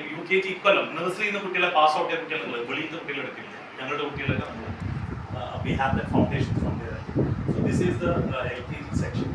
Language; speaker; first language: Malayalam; non-native, local second language; Hindi